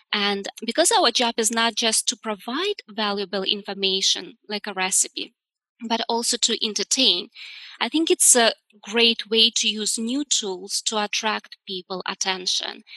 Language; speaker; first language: English; non-native, fluent; Russian